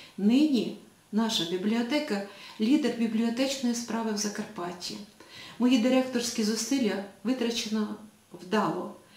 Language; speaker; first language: Ukrainian; native; Ukrainian